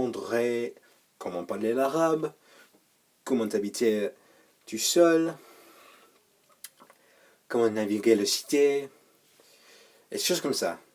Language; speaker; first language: French; non-native, learner; English